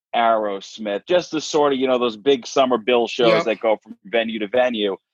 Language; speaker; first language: English; native; English